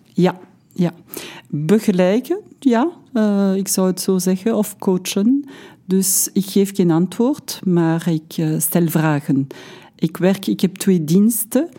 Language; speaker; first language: Dutch; non-native, local second language; French